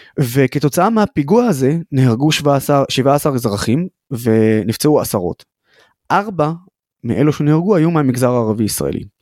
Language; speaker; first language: Hebrew; non-native, local second language; Arabic